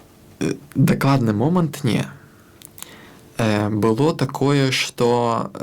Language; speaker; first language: Belarusian; non-native, local second language; Russian